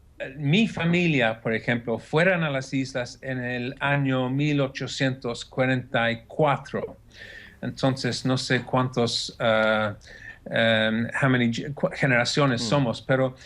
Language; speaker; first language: Spanish; non-native, fluent; English